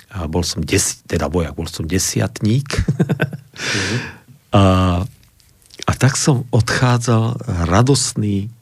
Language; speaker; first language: Slovak; native; Slovak